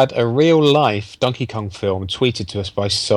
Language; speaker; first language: English; native; English